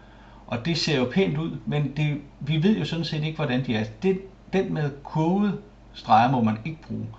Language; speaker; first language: Danish; native; Danish